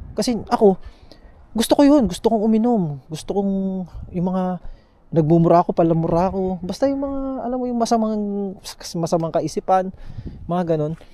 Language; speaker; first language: Filipino; native; Filipino